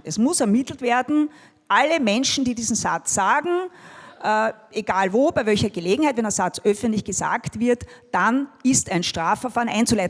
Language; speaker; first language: German; native; German